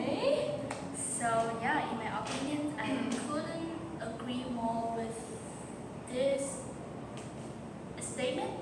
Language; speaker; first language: English; non-native, learner; Vietnamese